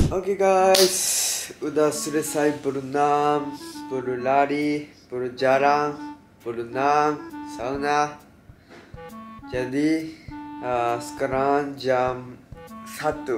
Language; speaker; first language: Indonesian; non-native, learner; Japanese